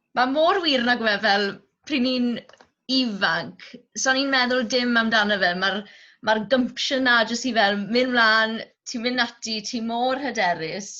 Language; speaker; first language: Welsh; native; Welsh